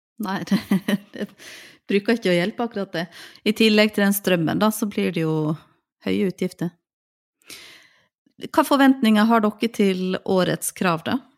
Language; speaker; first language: Norwegian; native; Norwegian